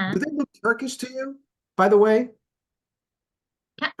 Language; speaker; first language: English; native; English